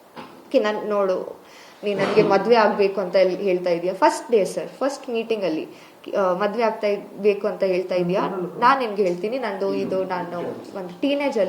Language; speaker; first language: Kannada; non-native, local second language; Kodava